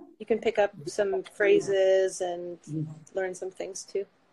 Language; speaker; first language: English; native; English